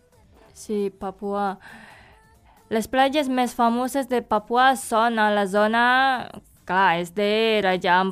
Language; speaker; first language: Catalan; non-native, learner; Indonesian